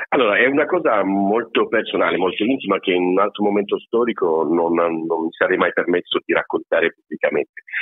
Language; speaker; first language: Italian; native; Italian